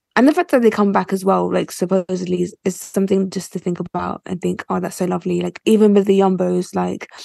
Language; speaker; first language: English; native; English